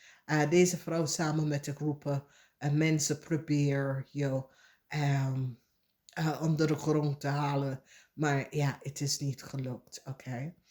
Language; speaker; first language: Dutch; non-native, fluent; English